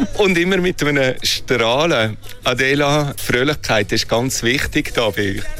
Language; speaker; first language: German; native; German